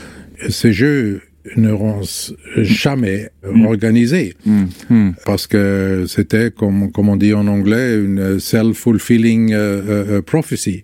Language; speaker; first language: French; non-native, fluent; German